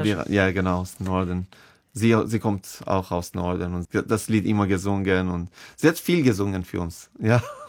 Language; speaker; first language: German; non-native, fluent; Persian